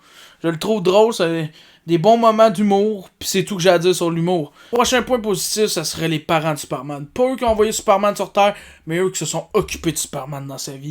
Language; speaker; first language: French; native; French